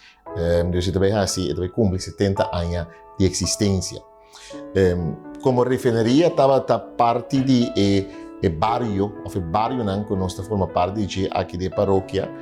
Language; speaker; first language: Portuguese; early bilingual, heritage; Portuguese